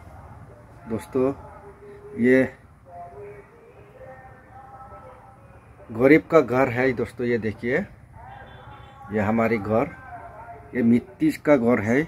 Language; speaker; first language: Hindi; non-native, local second language; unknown